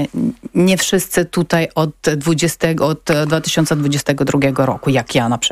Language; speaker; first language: Polish; non-native, learner; Ukrainian